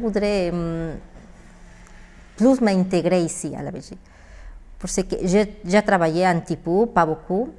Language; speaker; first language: French; non-native, learner; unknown